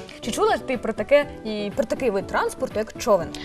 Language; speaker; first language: Ukrainian; native; Ukrainian